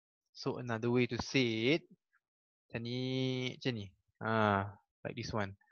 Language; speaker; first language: English; non-native, local second language; Malay